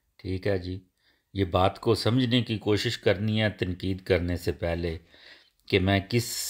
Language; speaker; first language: Urdu; non-native, local second language; Punjabi